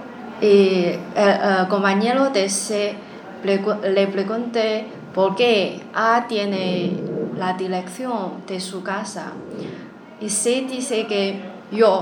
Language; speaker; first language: Spanish; non-native, learner; Chinese